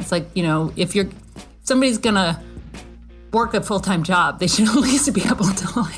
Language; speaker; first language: English; native; English